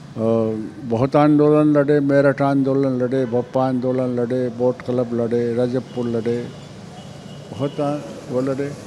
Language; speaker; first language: Hindi; native; Hindi